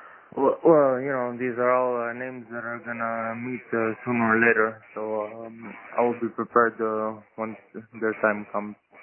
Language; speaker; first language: English; non-native, local second language; French